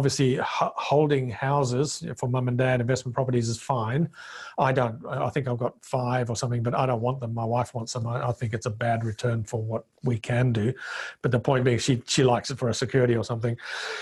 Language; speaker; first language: English; non-native, local second language; Bemba